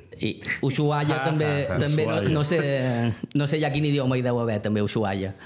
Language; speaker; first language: Catalan; native; Catalan